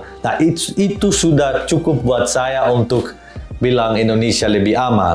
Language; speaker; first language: Indonesian; non-native, fluent; Dutch